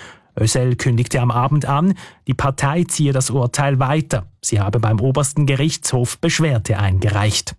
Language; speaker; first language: German; native; German